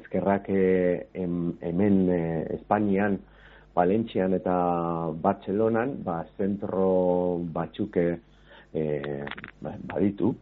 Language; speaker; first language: Basque; non-native, local second language; Spanish